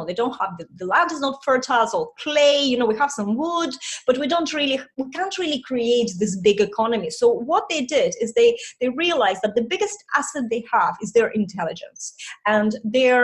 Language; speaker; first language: English; non-native, fluent; Russian